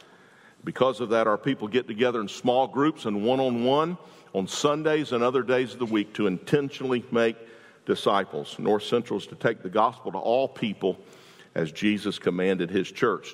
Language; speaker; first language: English; native; English